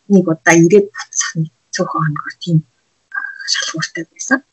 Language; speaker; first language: Mongolian; native; Mongolian